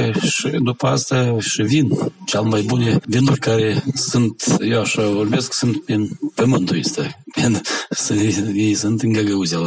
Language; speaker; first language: Romanian; non-native, local second language; Gagauz